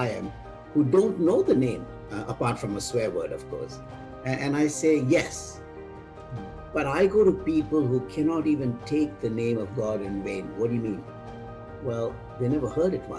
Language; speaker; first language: English; non-native, local second language; Tamil